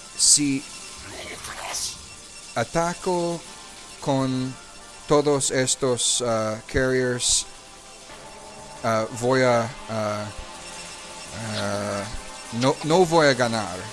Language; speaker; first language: Spanish; non-native, learner; English